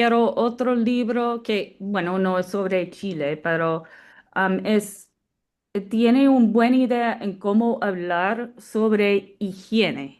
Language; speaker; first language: Spanish; non-native, fluent; English